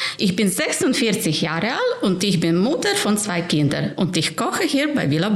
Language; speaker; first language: German; non-native, fluent; Ukrainian